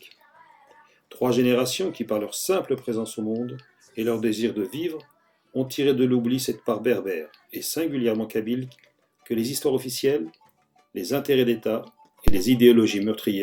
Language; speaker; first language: French; native; French